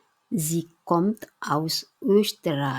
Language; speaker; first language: German; non-native, fluent; Indonesian